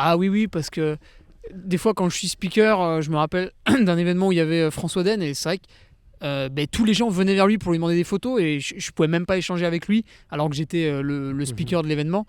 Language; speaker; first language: French; native; French